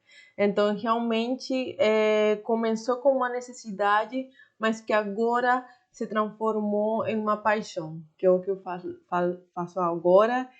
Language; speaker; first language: Portuguese; non-native, fluent; Spanish